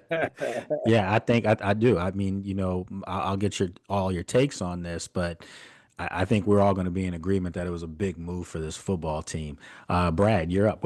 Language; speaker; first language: English; native; English